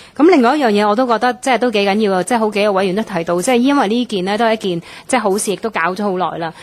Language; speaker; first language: Cantonese; native; Cantonese